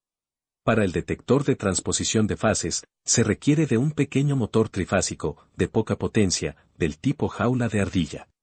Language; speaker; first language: Spanish; native; Spanish